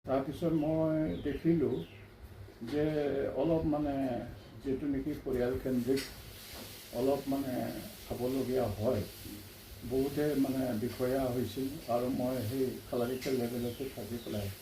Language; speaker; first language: Assamese; non-native, local second language; Bodo